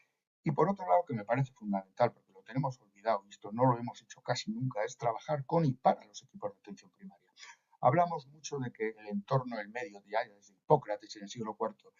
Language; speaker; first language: Spanish; native; Spanish